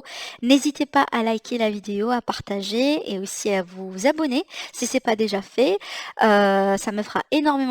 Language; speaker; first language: French; native; French